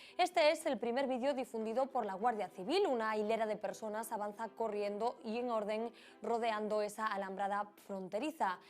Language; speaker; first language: Spanish; native; Spanish